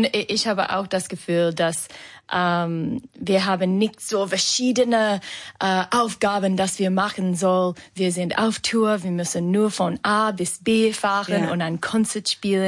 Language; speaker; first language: German; non-native, learner; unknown